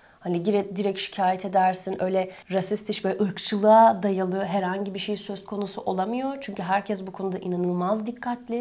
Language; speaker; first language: Turkish; native; Turkish